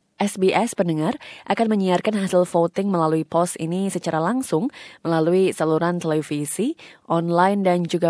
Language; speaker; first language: Indonesian; native; Indonesian